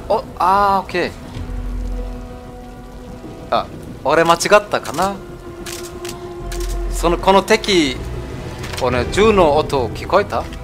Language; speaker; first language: Japanese; non-native, learner; German